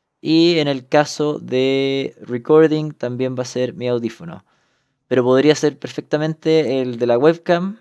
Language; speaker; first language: Spanish; native; Spanish